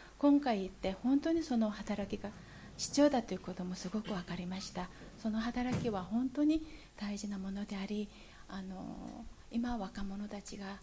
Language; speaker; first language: Japanese; non-native, fluent; Korean